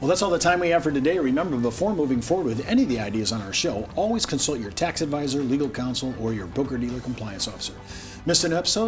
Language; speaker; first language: English; native; English